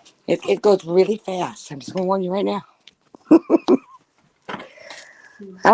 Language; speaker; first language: English; native; English